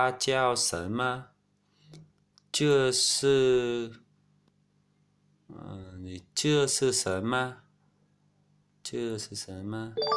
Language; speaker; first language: Chinese; non-native, learner; Vietnamese